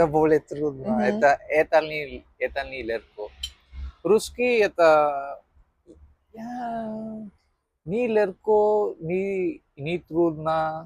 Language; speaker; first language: Russian; non-native, learner; Tamil